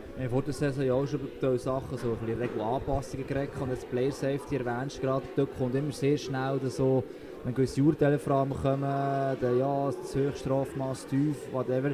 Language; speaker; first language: German; native; German